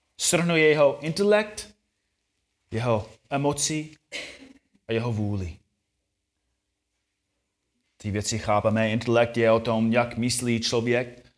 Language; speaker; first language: Czech; non-native, fluent; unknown